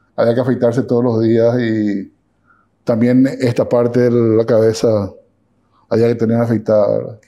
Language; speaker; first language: Spanish; native; Spanish